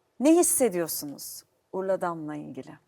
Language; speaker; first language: Turkish; native; Turkish